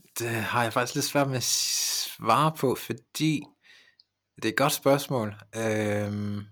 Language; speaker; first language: Danish; early bilingual, other home language; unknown